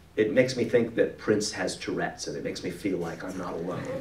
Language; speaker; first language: English; native; English